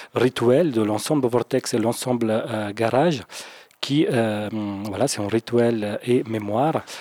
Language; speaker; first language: French; native; French